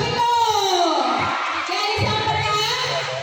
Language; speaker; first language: Filipino; native; Filipino